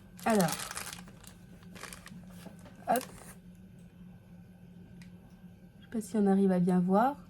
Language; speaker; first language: French; native; French